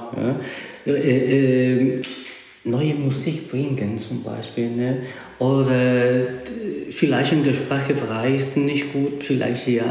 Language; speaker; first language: German; non-native, learner; Spanish